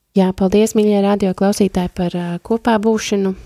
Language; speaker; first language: Latvian; native; Latvian